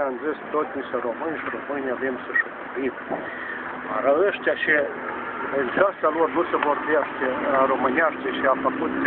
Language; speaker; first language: Romanian; early bilingual, heritage; Romanian